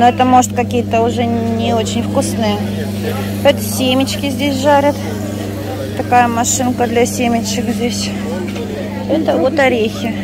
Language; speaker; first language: Russian; native; Russian